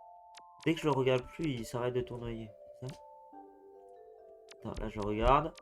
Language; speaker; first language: French; native; French